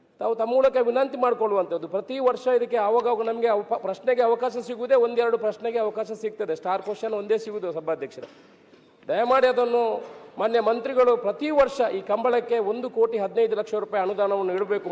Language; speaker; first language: Kannada; non-native, local second language; Tulu